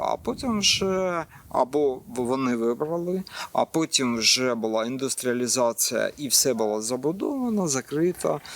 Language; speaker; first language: Ukrainian; non-native, local second language; Russian